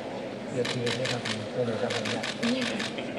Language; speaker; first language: Italian; non-native, fluent; Spanish